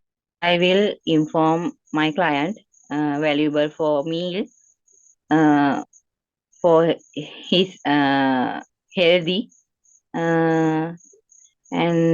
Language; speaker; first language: English; non-native, learner; Sinhala